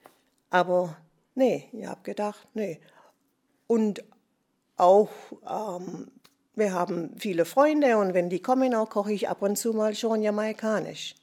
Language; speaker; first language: German; non-native, fluent; English